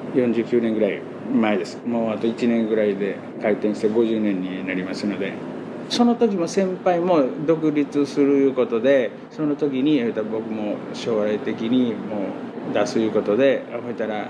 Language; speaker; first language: Japanese; native; Japanese